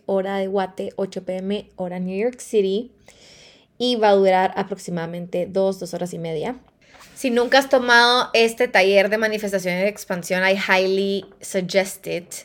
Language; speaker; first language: Spanish; early bilingual, heritage; Spanish